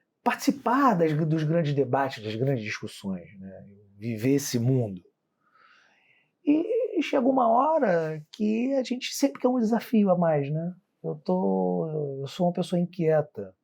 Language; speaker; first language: Portuguese; native; Portuguese